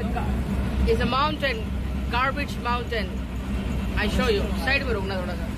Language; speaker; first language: English; non-native, learner; Hindi